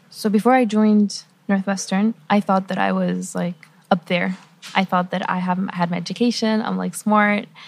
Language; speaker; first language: English; non-native, fluent; Arabic